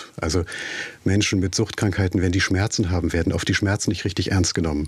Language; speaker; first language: German; native; German